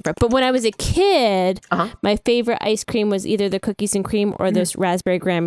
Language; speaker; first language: English; native; English